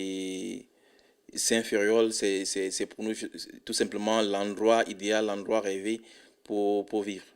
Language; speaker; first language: French; non-native, fluent; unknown